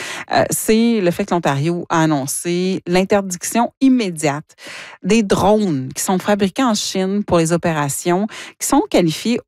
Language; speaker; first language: French; native; French